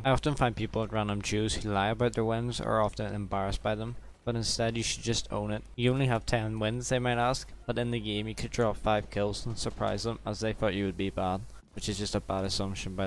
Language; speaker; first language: English; native; English